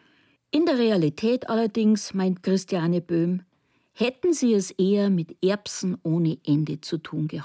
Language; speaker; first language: German; native; German